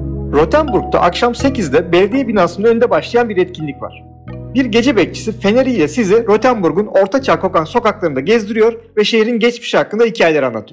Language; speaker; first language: Turkish; native; Turkish